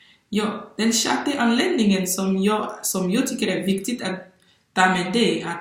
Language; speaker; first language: Swedish; non-native, fluent; French